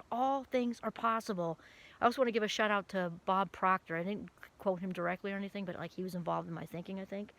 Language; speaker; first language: English; native; English